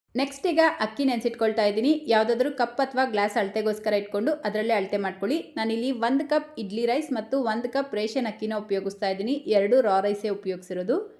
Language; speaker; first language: Kannada; native; Kannada